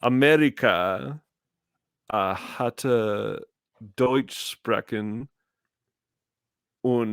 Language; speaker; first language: German; non-native, learner; English